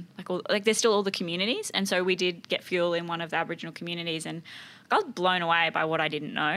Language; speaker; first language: English; native; English